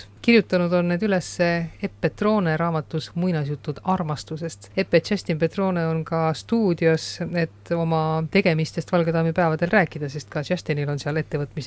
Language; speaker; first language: Estonian; native; Estonian